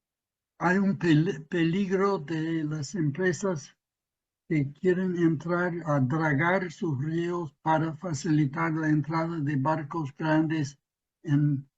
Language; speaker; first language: Spanish; non-native, fluent; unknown